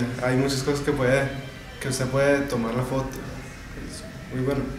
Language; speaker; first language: Spanish; early bilingual, other home language; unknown